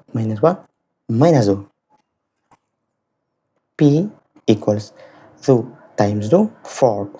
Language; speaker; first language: English; non-native, fluent; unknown